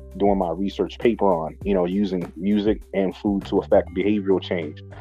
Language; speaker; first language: English; non-native, local second language; Shona